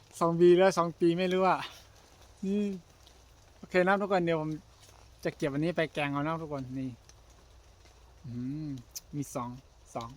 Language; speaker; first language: Thai; non-native, local second language; Shan